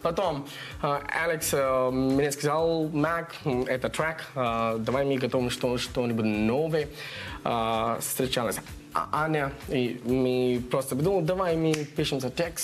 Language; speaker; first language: Russian; non-native, learner; English